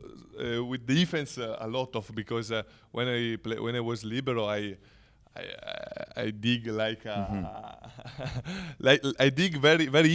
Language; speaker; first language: English; non-native, learner; Italian